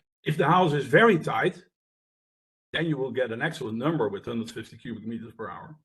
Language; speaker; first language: English; non-native, fluent; Dutch